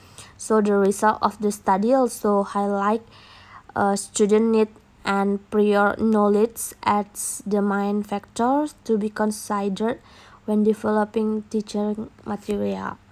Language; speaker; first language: English; non-native, learner; Indonesian